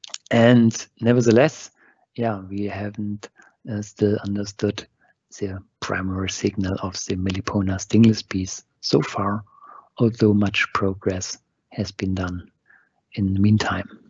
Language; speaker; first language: English; non-native, fluent; German